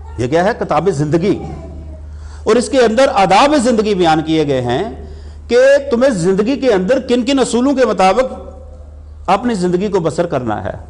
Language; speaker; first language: Urdu; non-native, local second language; Punjabi